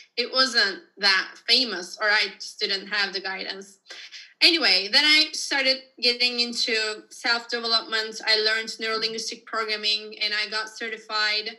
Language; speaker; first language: English; non-native, fluent; Turkish